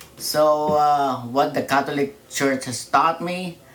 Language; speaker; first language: English; non-native, local second language; Filipino